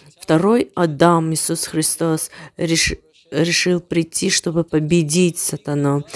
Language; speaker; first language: Russian; non-native, fluent; Armenian